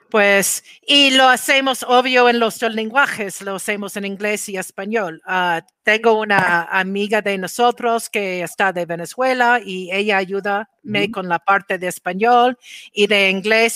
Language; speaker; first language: Spanish; non-native, fluent; English